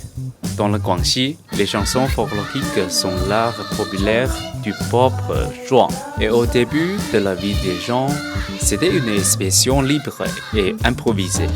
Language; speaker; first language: French; non-native, learner; Chinese